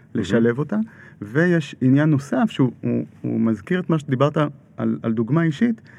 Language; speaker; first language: Hebrew; native; Hebrew